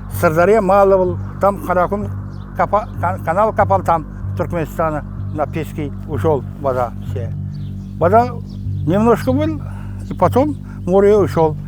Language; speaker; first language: Russian; non-native, local second language; Kara-Kalpak